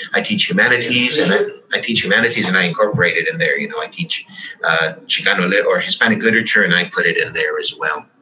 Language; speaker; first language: English; early bilingual, other home language; Spanish